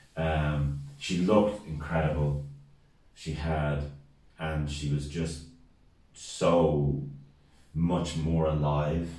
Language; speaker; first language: English; native; English